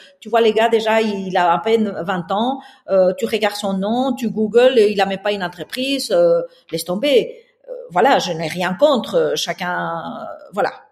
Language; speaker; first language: French; non-native, fluent; Spanish